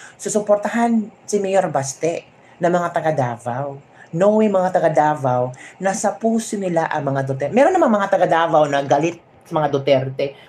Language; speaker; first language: Filipino; non-native, local second language; Hiligaynon